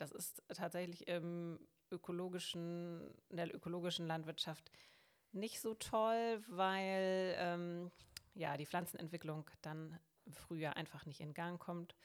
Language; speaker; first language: German; native; German